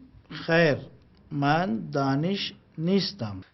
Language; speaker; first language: Persian; non-native, learner; Urdu